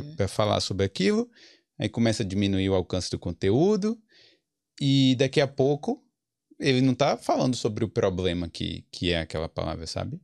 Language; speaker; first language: Portuguese; native; Portuguese